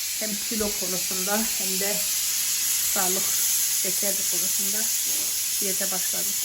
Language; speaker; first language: Turkish; native; Turkish